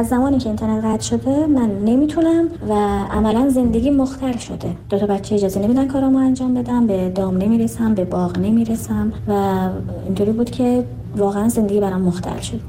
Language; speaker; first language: Persian; non-native, local second language; Kurdish